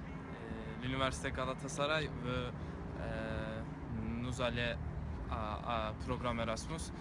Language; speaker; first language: French; non-native, learner; Turkish